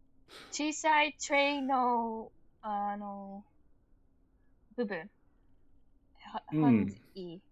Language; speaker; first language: Japanese; non-native, learner; English